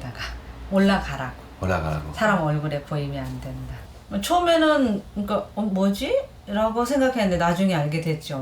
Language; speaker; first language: Korean; native; Korean